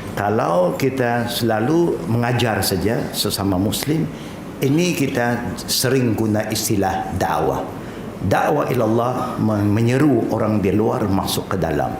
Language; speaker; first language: Malay; non-native, local second language; Chinese